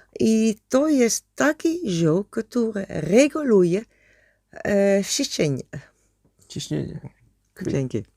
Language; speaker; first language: Polish; non-native, learner; Dutch